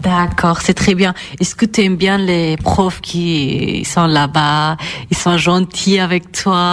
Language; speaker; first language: French; non-native, fluent; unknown